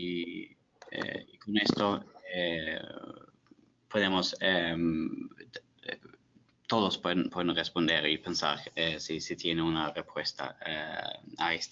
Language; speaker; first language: Spanish; non-native, fluent; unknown